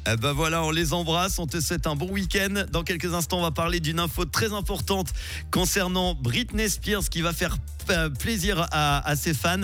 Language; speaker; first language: French; native; French